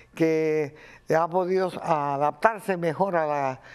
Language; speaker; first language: Spanish; native; Spanish